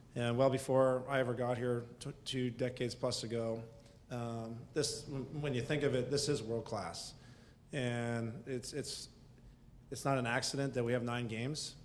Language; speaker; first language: English; native; English